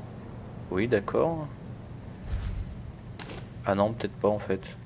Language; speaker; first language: French; native; French